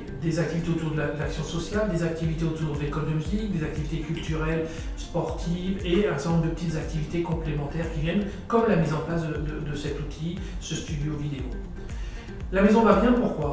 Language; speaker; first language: French; native; French